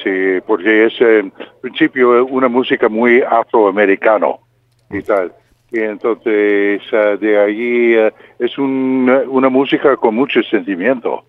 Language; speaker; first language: Spanish; non-native, fluent; English